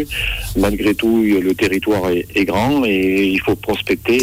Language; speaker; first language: French; native; French